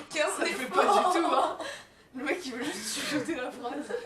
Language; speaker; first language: French; native; French